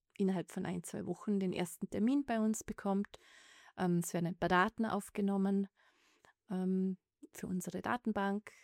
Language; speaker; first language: German; native; German